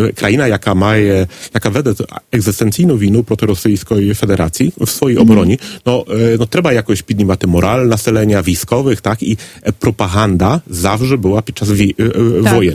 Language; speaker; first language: Polish; non-native, learner; Ukrainian